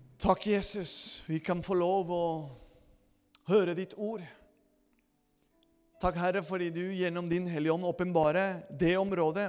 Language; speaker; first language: Norwegian; non-native, fluent; Spanish